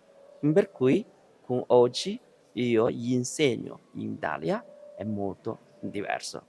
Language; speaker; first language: Italian; non-native, learner; Chinese